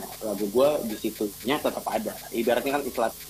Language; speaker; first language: Indonesian; native; Indonesian